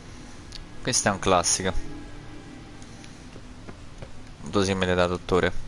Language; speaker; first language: Italian; native; Italian